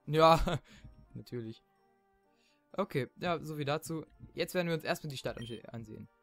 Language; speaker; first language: German; native; German